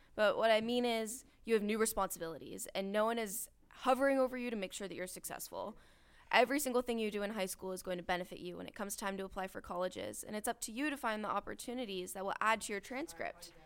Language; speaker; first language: English; native; English